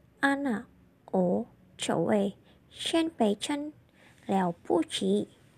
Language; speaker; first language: Chinese; non-native, learner; Indonesian